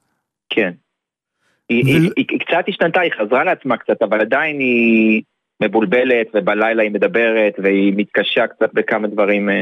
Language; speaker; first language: Hebrew; native; Hebrew